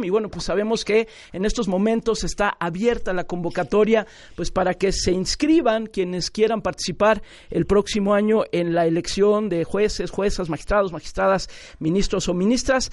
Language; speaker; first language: Spanish; native; Spanish